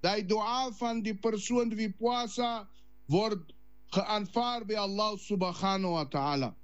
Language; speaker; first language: Dutch; non-native, learner; Afrikaans